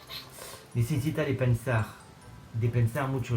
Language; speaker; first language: Spanish; non-native, learner; French